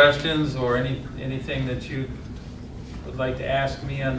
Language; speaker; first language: English; native; English